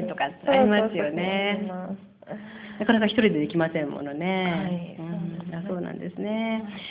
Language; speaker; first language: Japanese; native; Japanese